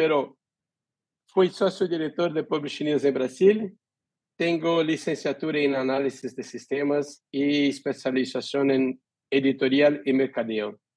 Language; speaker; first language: Spanish; non-native, fluent; Portuguese